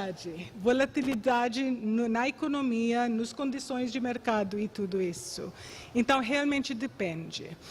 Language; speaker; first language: Portuguese; non-native, fluent; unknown